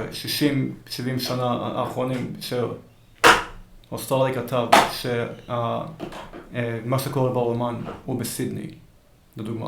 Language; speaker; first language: Hebrew; early bilingual, heritage; Hebrew